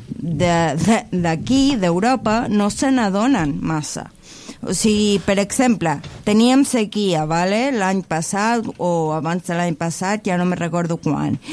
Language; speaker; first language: Catalan; non-native, fluent; Spanish